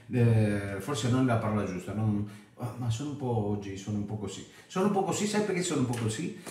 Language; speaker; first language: Italian; non-native, fluent; Spanish